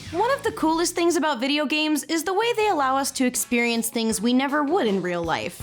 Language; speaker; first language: English; native; English